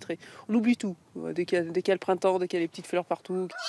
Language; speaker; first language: French; native; French